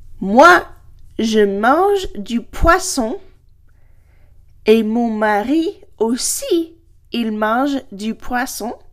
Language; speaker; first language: French; non-native, fluent; English